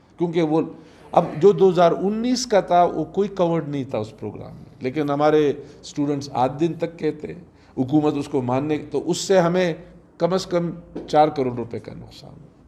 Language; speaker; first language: Urdu; non-native, local second language; Pashto